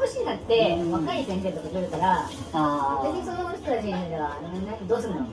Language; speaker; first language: Japanese; native; Japanese